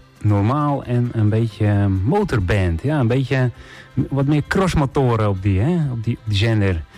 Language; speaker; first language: Dutch; native; Dutch